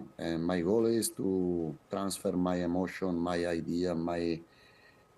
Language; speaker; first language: English; non-native, fluent; Italian